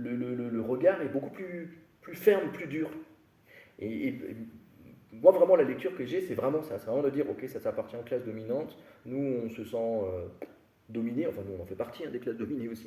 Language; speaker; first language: French; native; French